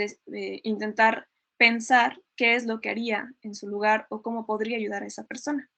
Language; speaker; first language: Spanish; native; Spanish